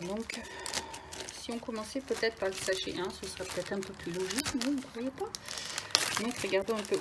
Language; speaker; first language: French; native; French